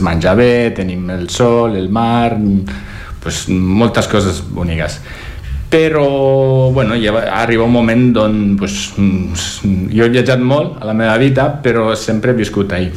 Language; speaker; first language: Catalan; non-native, fluent; Italian